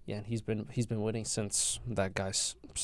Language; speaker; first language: English; native; English